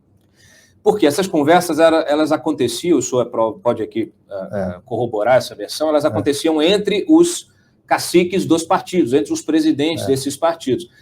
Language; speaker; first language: Portuguese; native; Portuguese